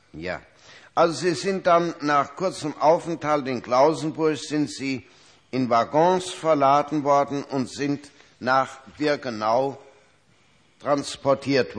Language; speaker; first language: German; native; German